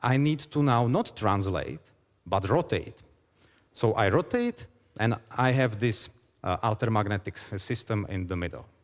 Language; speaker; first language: English; non-native, fluent; Czech